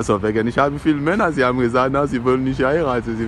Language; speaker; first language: German; non-native, learner; Lingala